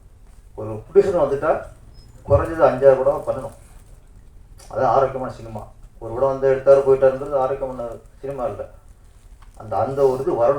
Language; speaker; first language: Tamil; native; Tamil